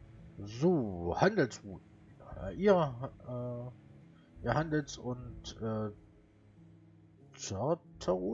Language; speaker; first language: German; native; German